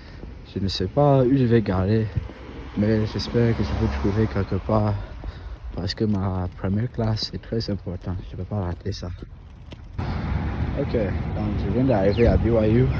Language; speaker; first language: French; non-native, fluent; English